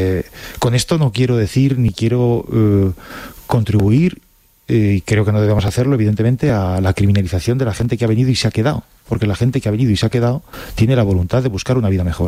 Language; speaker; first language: Spanish; native; Spanish